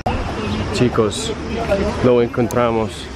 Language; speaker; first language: Spanish; non-native, fluent; English